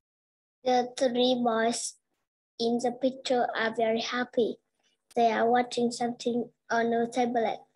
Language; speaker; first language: English; non-native, learner; Vietnamese